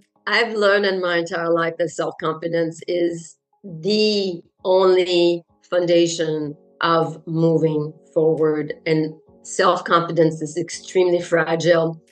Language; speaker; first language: English; non-native, fluent; French